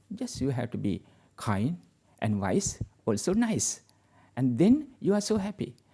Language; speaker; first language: English; non-native, local second language; Sinhala